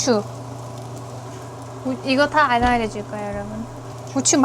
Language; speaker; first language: Korean; non-native, learner; Turkish